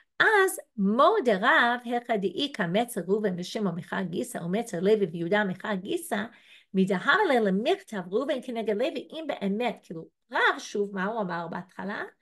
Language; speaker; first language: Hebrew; non-native, fluent; English